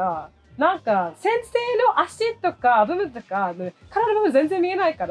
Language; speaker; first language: Japanese; non-native, fluent; English